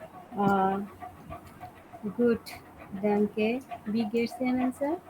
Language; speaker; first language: German; non-native, learner; Bangla